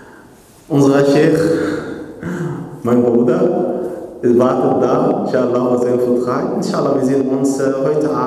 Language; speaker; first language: German; non-native, fluent; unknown